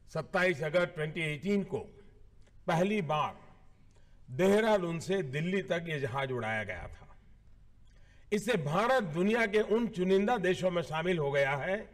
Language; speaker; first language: Hindi; native; Hindi